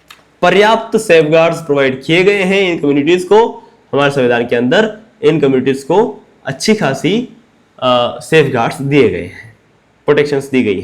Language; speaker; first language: Hindi; native; Hindi